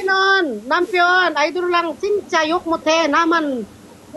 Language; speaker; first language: Korean; non-native, learner; Filipino